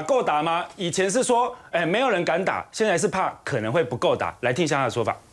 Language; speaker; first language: Chinese; native; Chinese